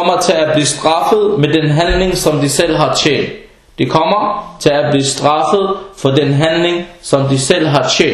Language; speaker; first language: Danish; early bilingual, other home language; Arabic